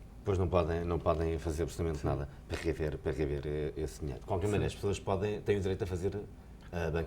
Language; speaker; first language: Portuguese; native; Portuguese